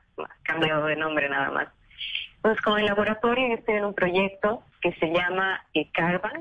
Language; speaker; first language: Spanish; native; Spanish